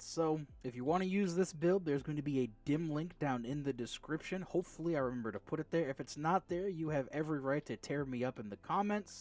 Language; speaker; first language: English; native; English